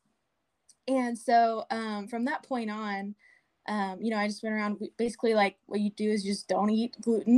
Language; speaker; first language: English; native; English